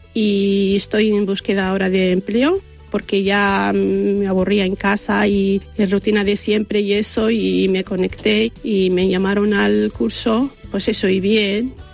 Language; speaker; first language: Spanish; non-native, fluent; Arabic